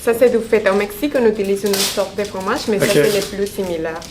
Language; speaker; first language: French; non-native, learner; Spanish